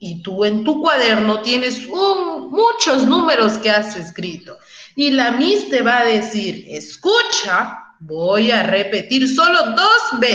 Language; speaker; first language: Spanish; native; Spanish